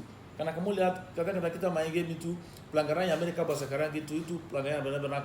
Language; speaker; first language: Indonesian; non-native, fluent; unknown